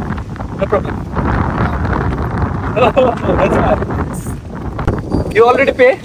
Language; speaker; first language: English; non-native, learner; Bangla